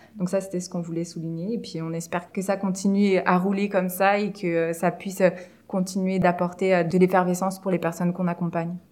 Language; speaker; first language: French; native; French